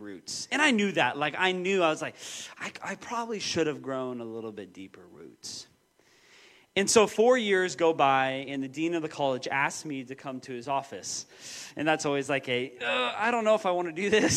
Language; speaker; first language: English; native; English